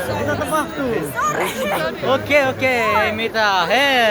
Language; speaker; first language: Finnish; non-native, learner; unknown